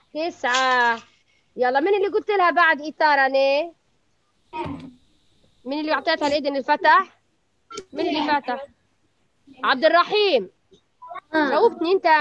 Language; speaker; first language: Arabic; native; Arabic